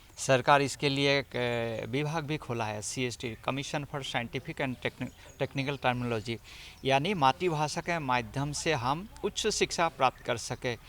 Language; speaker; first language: Hindi; non-native, local second language; Assamese